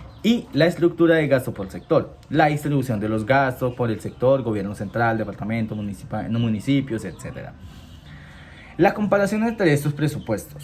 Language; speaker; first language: Spanish; native; Spanish